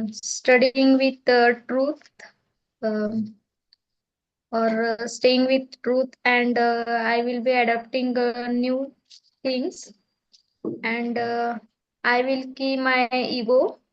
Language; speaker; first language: English; non-native, learner; Marathi